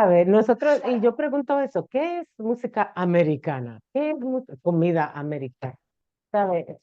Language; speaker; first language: Spanish; early bilingual, heritage; Spanish